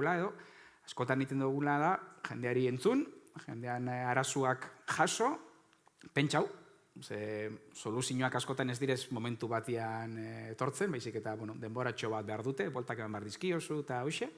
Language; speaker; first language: Basque; native; Basque